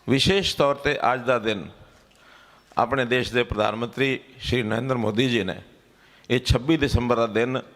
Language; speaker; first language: Hindi; non-native, local second language; Punjabi